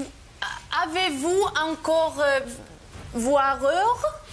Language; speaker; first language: French; non-native, learner; German